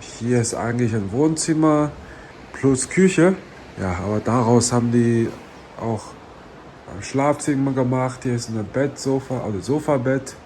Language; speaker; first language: German; non-native, learner; Chinese